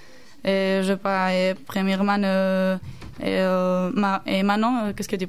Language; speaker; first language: French; non-native, learner; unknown